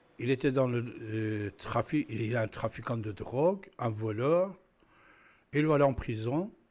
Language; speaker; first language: French; non-native, fluent; Persian